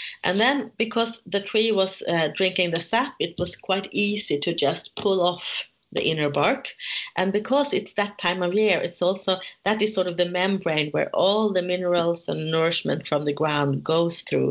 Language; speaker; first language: English; non-native, fluent; Swedish